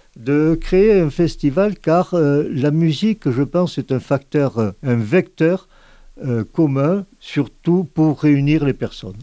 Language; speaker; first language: French; native; French